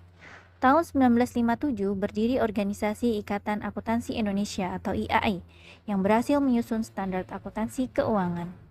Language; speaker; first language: Indonesian; native; Indonesian